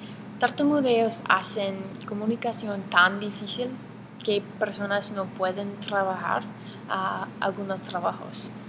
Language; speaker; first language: Spanish; non-native, learner; English